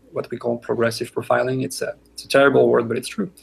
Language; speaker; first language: English; non-native, fluent; French